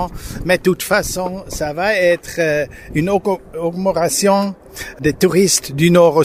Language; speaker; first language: French; non-native, local second language; German